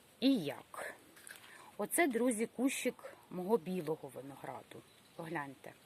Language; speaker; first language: Ukrainian; non-native, local second language; Russian